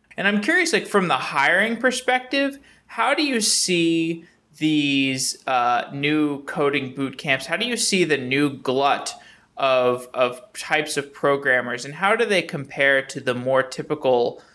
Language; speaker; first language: English; native; English